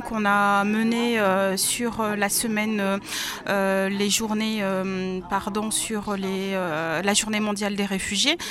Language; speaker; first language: French; native; French